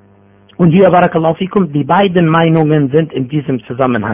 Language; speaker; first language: German; non-native, fluent; Arabic